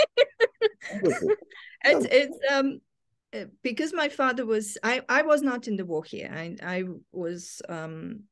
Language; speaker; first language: English; non-native, fluent; Serbian